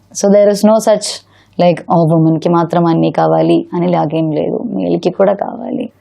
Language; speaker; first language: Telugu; non-native, learner; Malayalam